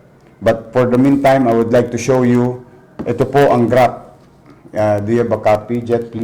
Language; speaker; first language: English; non-native, local second language; Filipino